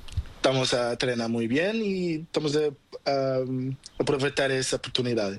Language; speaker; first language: Spanish; non-native, learner; Portuguese